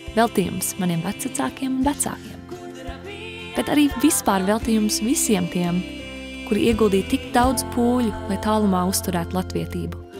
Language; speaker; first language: Latvian; early bilingual, heritage; Latvian